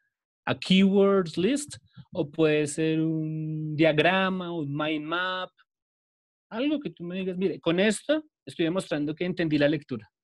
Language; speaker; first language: Spanish; native; Spanish